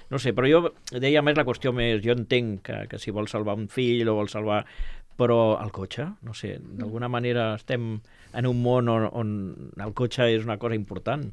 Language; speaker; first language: Catalan; native; Catalan